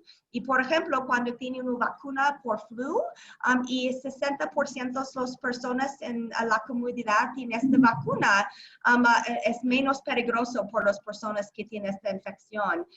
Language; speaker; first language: Spanish; non-native, learner; English